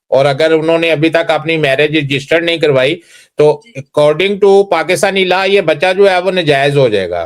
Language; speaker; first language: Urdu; native; Urdu